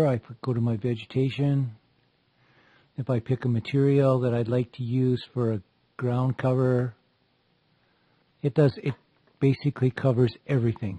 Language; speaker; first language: English; native; English